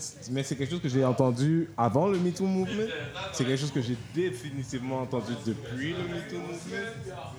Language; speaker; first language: French; native; French